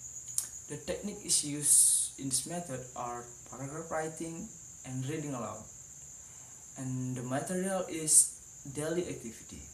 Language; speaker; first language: English; non-native, learner; Indonesian